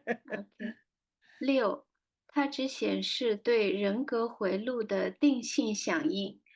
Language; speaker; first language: Chinese; native; Chinese